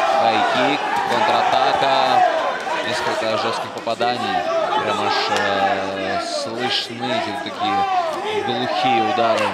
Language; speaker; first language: Russian; native; Russian